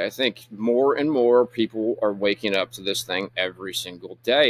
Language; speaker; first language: English; native; English